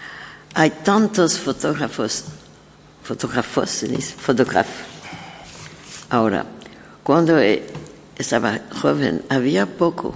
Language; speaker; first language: Spanish; non-native, learner; French